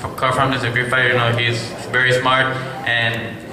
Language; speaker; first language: English; non-native, fluent; Spanish